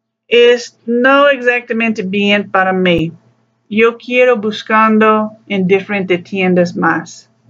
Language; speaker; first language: Spanish; non-native, learner; English